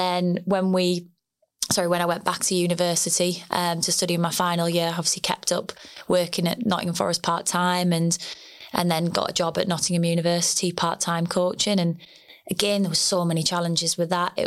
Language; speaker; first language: English; native; English